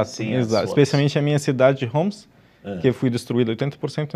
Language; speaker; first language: Portuguese; non-native, fluent; Arabic